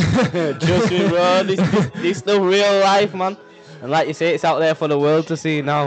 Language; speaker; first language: English; native; English